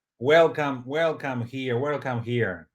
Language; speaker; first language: English; non-native, fluent; Portuguese